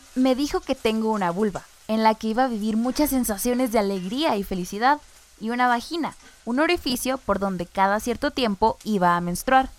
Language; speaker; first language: Spanish; non-native, local second language; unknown